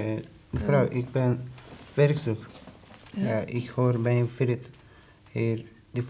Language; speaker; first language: Dutch; non-native, learner; Turkish